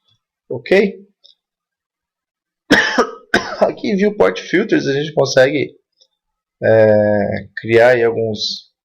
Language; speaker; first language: Portuguese; native; Portuguese